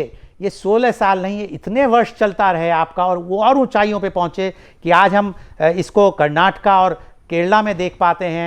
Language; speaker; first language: Hindi; native; Hindi